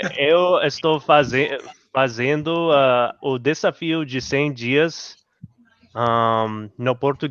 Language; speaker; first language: Portuguese; non-native, learner; English